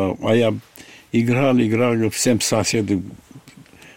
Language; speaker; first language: Russian; non-native, fluent; Armenian